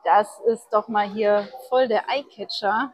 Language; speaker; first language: German; native; German